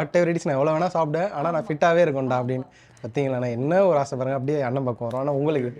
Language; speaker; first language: Tamil; native; Tamil